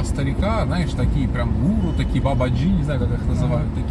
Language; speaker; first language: Russian; native; Russian